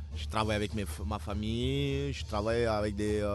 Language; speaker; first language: French; non-native, local second language; Mandingo